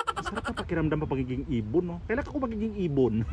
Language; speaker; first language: Filipino; native; Filipino